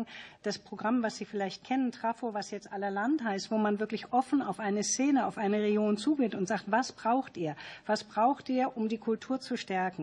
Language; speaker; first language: German; native; German